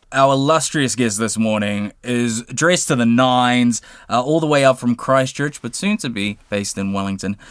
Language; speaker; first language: English; early bilingual, other home language; Samoan